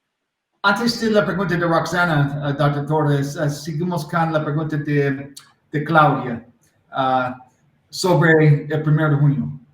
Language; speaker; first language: Spanish; non-native, learner; English